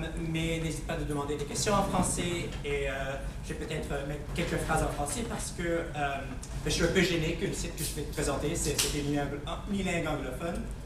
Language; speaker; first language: French; non-native, fluent; English